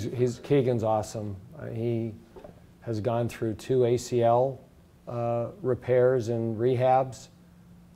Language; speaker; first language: English; native; English